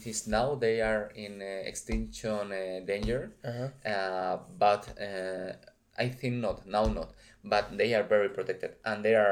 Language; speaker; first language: English; non-native, learner; Spanish